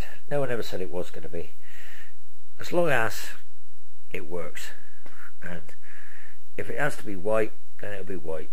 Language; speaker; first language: English; native; English